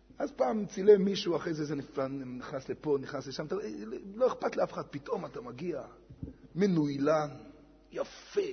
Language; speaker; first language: Hebrew; native; Hebrew